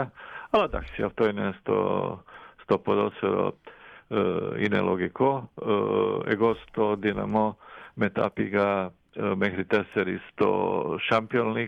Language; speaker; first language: Greek; non-native, fluent; Croatian